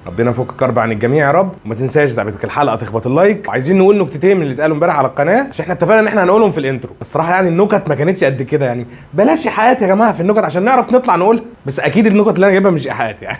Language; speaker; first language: Arabic; native; Arabic